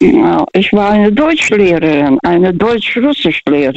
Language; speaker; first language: German; non-native, fluent; Russian